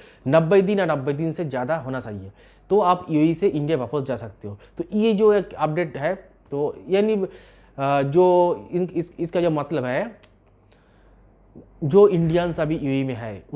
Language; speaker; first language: Hindi; non-native, local second language; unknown